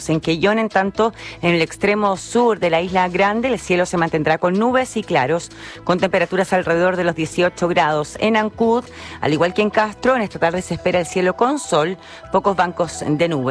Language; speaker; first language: Spanish; native; Spanish